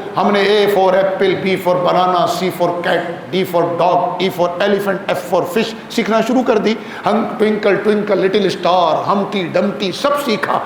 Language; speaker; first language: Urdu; non-native, local second language; Kashmiri